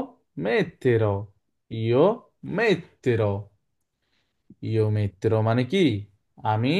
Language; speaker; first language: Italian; non-native, fluent; Bangla